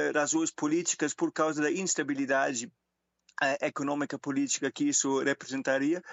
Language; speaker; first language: Portuguese; non-native, fluent; German